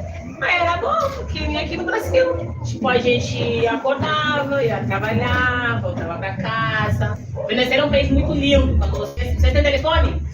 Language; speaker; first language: Portuguese; non-native, learner; Spanish